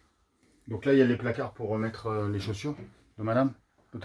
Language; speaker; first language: French; native; French